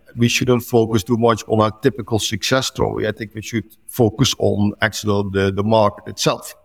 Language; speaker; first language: English; non-native, fluent; Dutch